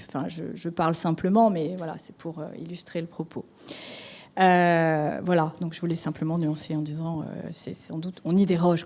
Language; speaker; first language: French; native; French